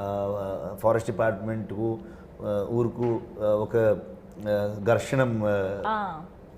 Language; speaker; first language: Telugu; non-native, learner; Kannada